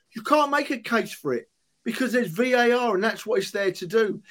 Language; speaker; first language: English; native; English